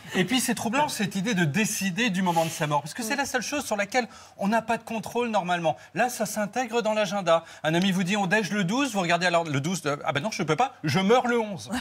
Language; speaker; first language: French; native; French